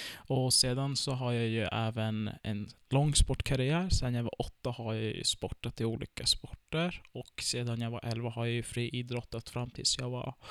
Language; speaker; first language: Swedish; early bilingual, other home language; Turkish